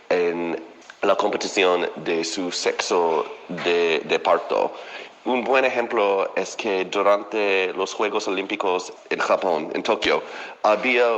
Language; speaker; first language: Spanish; non-native, fluent; English